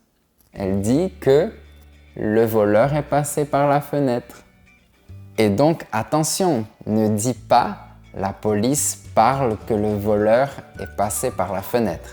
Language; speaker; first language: French; native; French